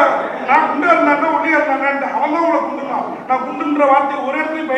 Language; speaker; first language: Tamil; native; Tamil